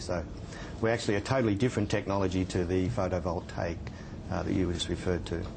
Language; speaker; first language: English; native; English